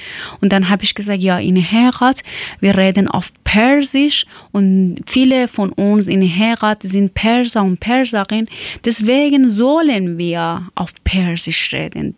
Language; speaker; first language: German; non-native, learner; Persian